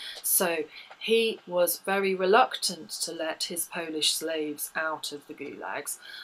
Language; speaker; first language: English; native; English